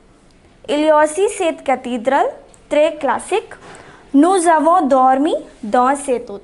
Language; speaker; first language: French; non-native, fluent; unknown